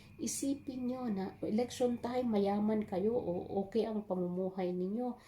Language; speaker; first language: Filipino; non-native, local second language; Waray